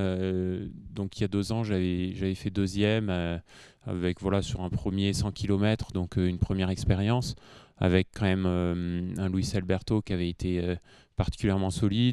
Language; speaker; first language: French; native; French